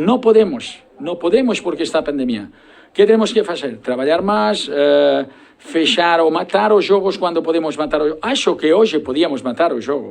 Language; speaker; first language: Portuguese; non-native, learner; Spanish